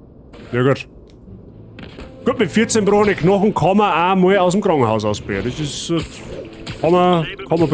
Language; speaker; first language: German; native; German